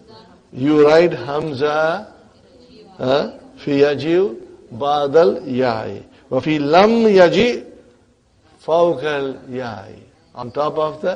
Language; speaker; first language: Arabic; non-native, fluent; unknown